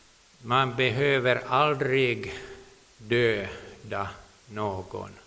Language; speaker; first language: Swedish; non-native, local second language; Finnish